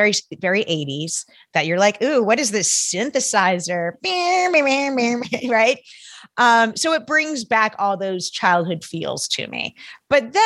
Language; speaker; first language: English; native; English